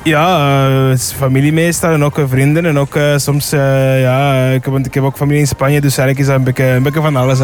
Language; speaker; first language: Dutch; early bilingual, other home language; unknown